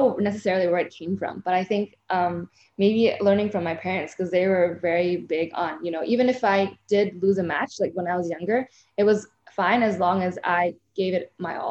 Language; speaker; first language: English; non-native, local second language; Cantonese